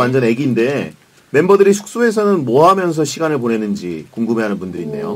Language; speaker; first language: Korean; native; Korean